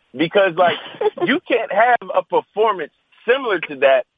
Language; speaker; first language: English; native; English